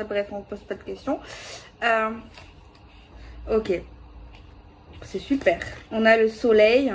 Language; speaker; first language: French; native; French